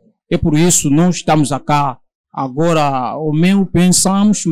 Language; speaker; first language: Portuguese; non-native, learner; Lingala